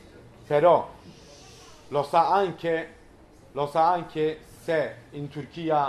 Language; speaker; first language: Italian; non-native, learner; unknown